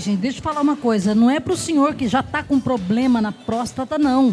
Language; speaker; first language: Portuguese; native; Portuguese